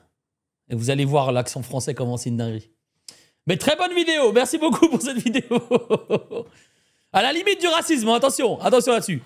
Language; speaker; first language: French; native; French